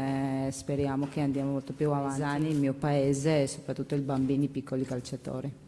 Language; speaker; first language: Italian; non-native, learner; Georgian